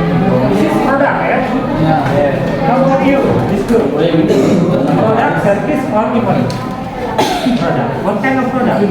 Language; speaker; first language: English; non-native, learner; Indonesian